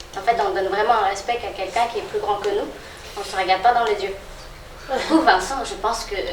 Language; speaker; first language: French; non-native, fluent; Khmer